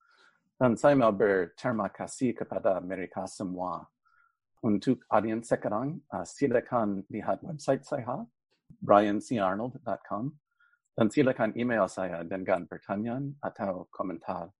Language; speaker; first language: Indonesian; non-native, fluent; English